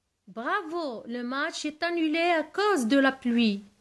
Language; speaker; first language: French; non-native, local second language; Arabic